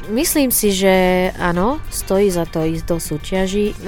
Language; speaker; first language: Slovak; non-native, fluent; Arabic